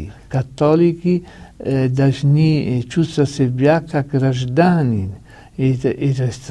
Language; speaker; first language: Russian; non-native, learner; Italian